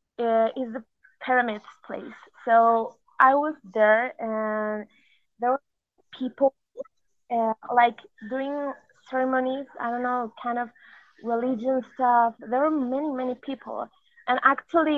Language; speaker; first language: English; non-native, fluent; Spanish